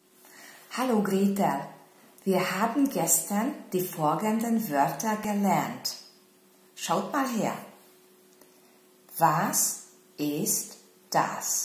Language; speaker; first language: German; non-native, fluent; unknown